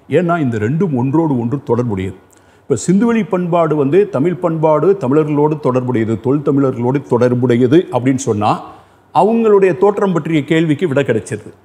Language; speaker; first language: Tamil; native; Tamil